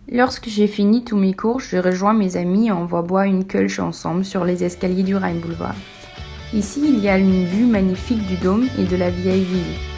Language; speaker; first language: French; native; French